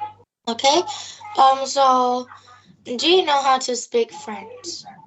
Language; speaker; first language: English; non-native, learner; Vietnamese